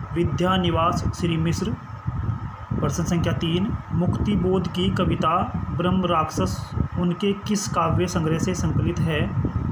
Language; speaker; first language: Hindi; native; Hindi